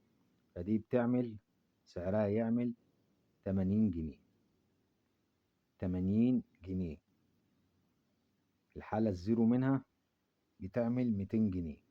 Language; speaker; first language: Arabic; native; Arabic